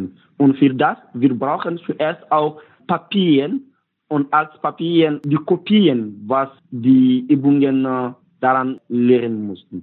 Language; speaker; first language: German; non-native, learner; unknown